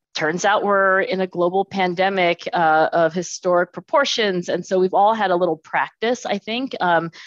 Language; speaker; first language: English; native; English